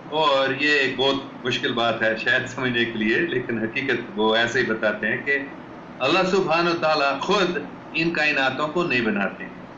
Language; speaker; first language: Urdu; non-native, fluent; English